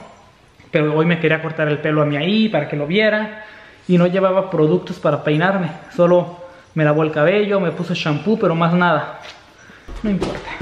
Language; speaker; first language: Spanish; native; Spanish